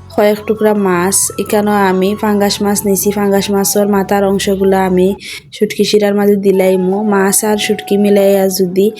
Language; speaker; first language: Bangla; non-native, local second language; Sylheti